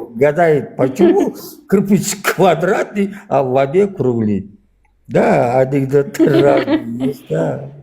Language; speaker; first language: Russian; non-native, local second language; Kazakh